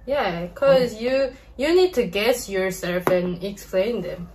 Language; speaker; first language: English; non-native, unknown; Korean